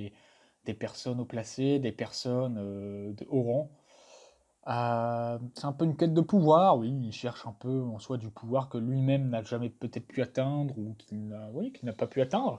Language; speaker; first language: French; native; French